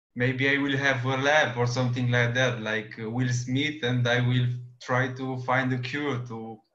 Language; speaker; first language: English; non-native, learner; Romanian